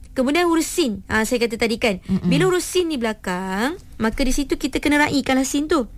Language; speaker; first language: Malay; native; Malay